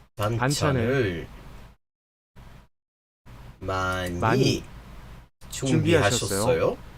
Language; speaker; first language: Korean; non-native, learner; English